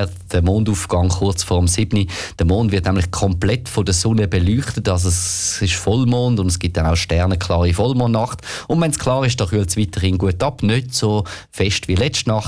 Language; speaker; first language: German; native; German